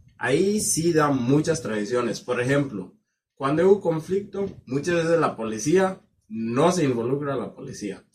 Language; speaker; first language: Spanish; non-native, fluent; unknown